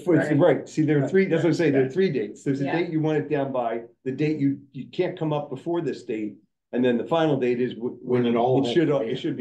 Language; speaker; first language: English; native; English